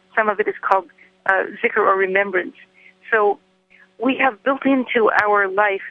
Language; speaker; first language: English; native; English